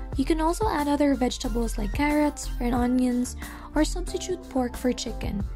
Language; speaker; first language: English; non-native, local second language; Filipino